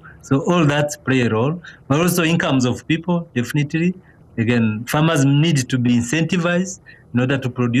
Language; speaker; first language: English; non-native, local second language; Kinyarwanda